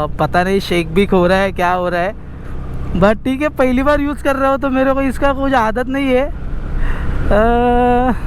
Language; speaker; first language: Hindi; non-native, local second language; Marathi